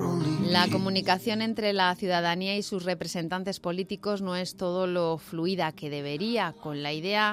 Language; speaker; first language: Spanish; native; Spanish